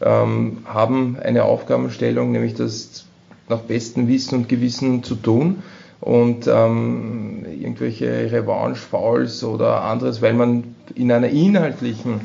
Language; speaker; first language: German; native; German